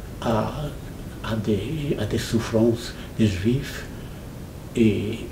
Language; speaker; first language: French; non-native, fluent; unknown